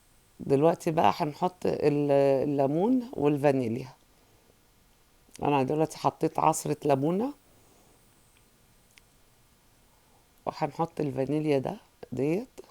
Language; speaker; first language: Arabic; native; Arabic